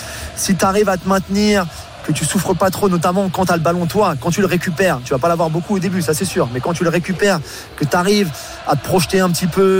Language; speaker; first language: French; non-native, fluent; English